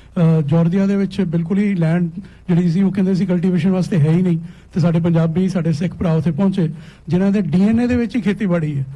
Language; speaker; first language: Punjabi; native; Punjabi